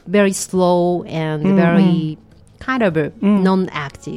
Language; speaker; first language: English; non-native, fluent; Japanese